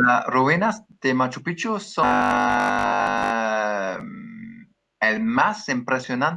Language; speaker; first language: Spanish; non-native, learner; English